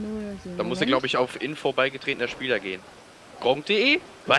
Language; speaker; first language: German; native; German